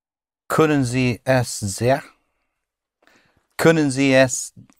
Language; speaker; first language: German; non-native, learner; English